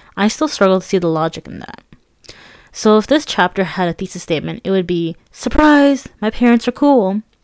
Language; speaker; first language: English; early bilingual, other home language; Persian